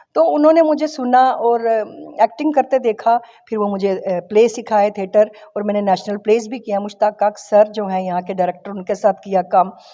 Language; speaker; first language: Hindi; non-native, local second language; Kashmiri